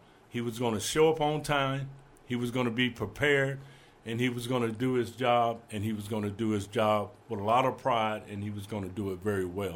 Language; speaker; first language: English; native; English